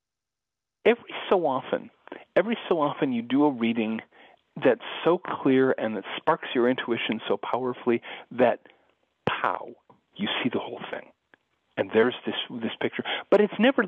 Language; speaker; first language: English; native; English